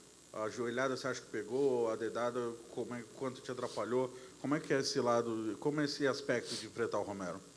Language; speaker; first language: Portuguese; native; Portuguese